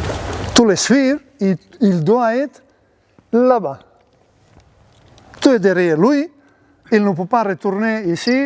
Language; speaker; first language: French; non-native, learner; Serbian